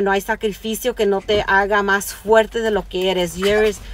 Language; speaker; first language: Spanish; early bilingual, heritage; Spanish